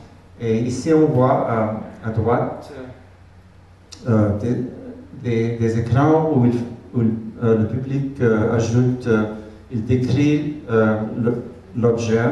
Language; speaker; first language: French; non-native, fluent; Hungarian